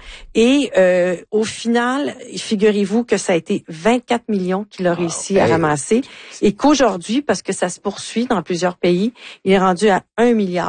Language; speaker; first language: French; native; French